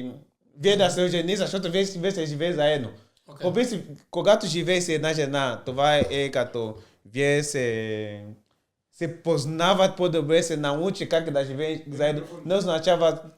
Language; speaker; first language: Bulgarian; non-native, learner; Portuguese